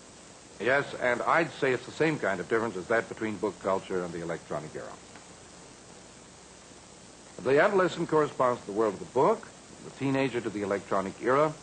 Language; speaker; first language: English; native; English